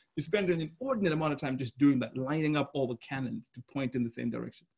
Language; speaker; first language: English; non-native, local second language; Shona